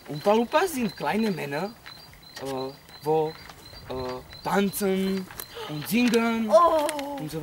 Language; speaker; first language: German; non-native, learner; Czech